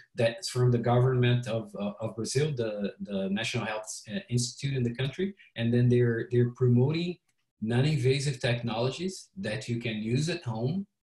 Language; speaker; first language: English; non-native, fluent; Portuguese